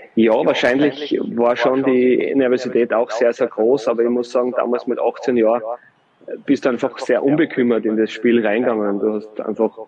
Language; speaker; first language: German; native; German